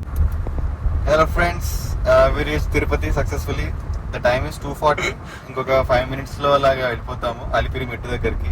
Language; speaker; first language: Telugu; native; Telugu